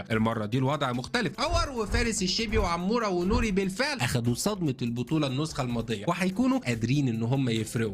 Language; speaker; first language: Arabic; native; Arabic